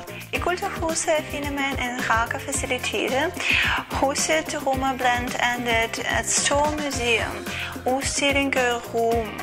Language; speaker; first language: Danish; non-native, learner; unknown